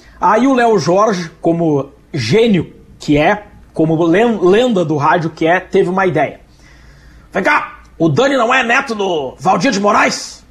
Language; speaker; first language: Portuguese; native; Portuguese